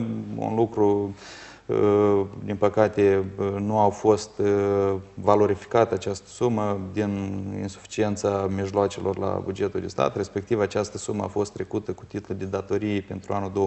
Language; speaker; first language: Romanian; native; Romanian